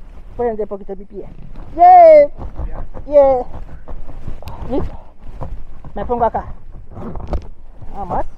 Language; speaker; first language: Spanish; non-native, learner; Romanian